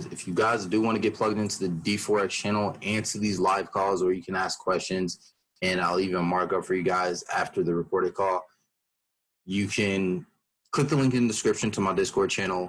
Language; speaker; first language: English; native; English